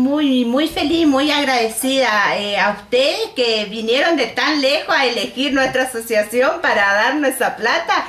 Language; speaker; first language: Spanish; native; Spanish